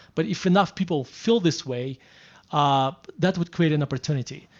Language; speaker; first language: English; non-native, fluent; Russian